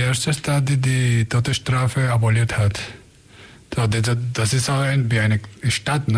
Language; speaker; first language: German; non-native, learner; Spanish